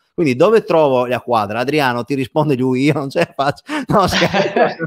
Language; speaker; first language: Italian; native; Italian